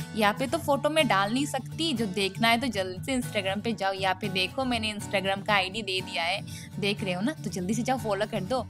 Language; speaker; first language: Hindi; non-native, local second language; Bangla